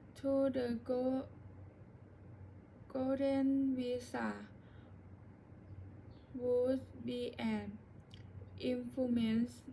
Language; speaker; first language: English; non-native, learner; Thai